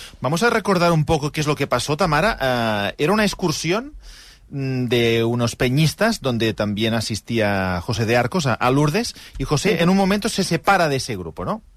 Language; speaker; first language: Spanish; non-native, local second language; Catalan